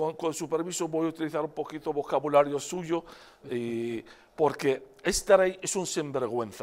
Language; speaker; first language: Spanish; non-native, fluent; Arabic